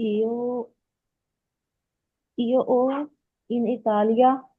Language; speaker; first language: Italian; non-native, learner; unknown